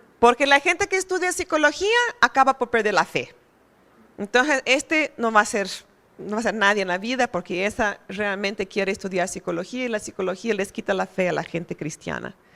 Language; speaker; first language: Spanish; non-native, fluent; Portuguese